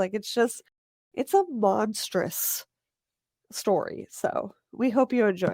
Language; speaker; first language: English; native; English